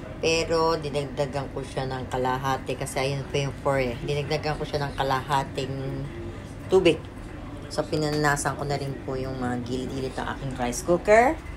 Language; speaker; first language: Filipino; native; Filipino